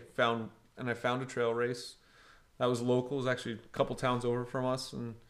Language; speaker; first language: English; early bilingual, other home language; Portuguese